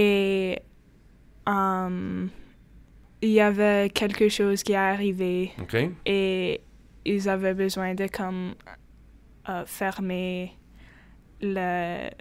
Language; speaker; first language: French; non-native, local second language; English